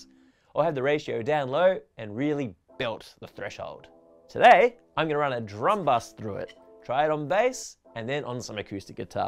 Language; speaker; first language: English; native; English